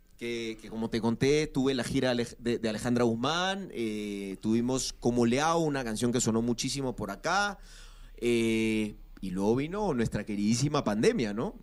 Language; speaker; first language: Spanish; native; Spanish